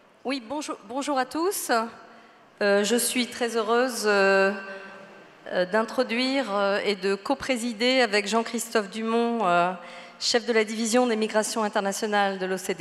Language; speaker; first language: French; native; French